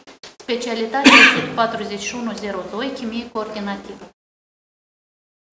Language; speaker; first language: Romanian; native; Romanian